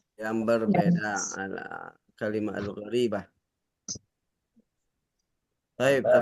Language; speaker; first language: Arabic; non-native, fluent; Indonesian